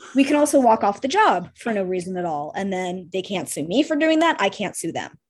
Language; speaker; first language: English; early bilingual, heritage; Russian